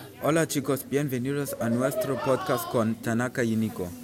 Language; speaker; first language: Spanish; non-native, learner; German